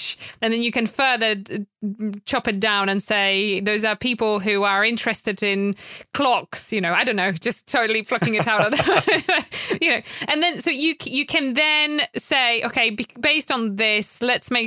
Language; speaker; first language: English; non-native, fluent; Polish